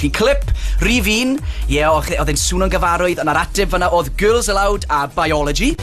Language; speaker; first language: Welsh; native; Welsh